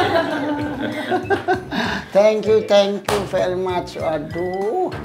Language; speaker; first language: English; non-native, learner; Indonesian